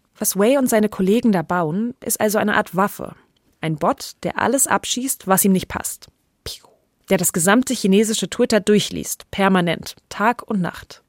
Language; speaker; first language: German; native; German